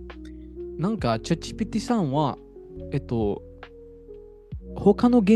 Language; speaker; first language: Japanese; non-native, learner; Indonesian